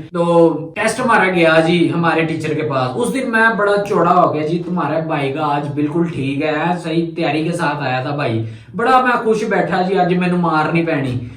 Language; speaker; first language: Urdu; non-native, local second language; Punjabi